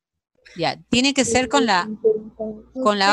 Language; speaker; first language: Spanish; native; Spanish